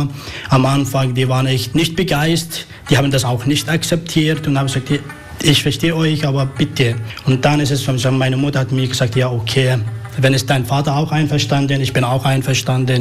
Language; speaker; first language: German; non-native, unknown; Arabic